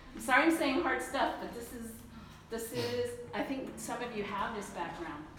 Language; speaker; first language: English; early bilingual, other home language; Chinese